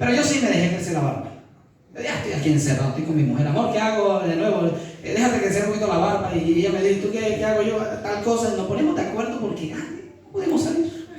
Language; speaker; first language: Spanish; native; Spanish